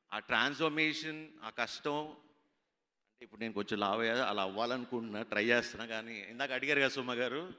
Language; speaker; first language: Telugu; native; Telugu